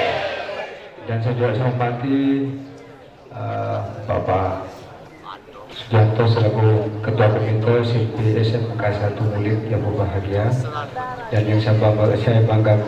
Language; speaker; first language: Indonesian; native; Indonesian